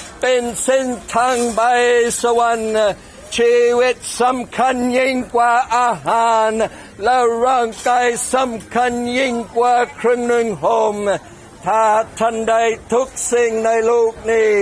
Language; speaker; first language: Thai; non-native, fluent; English